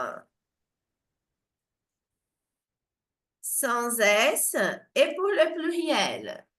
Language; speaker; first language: French; non-native, fluent; Portuguese